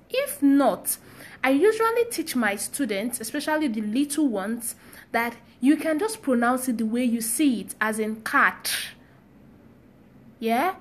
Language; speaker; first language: English; non-native, local second language; Yoruba